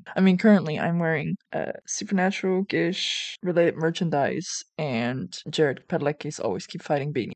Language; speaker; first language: English; non-native, fluent; Dutch